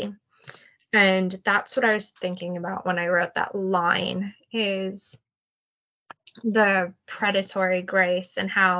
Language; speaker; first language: English; native; English